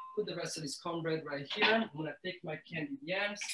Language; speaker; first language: English; early bilingual, other home language; Somali